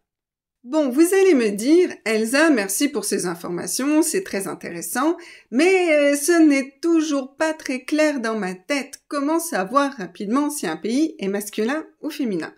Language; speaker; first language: French; native; French